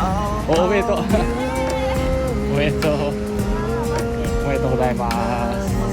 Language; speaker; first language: Japanese; native; Japanese